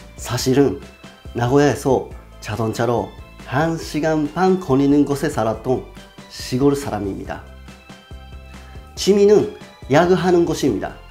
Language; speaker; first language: Korean; non-native, learner; Japanese